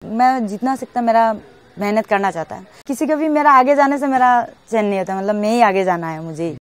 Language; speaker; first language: Hindi; non-native, local second language; Assamese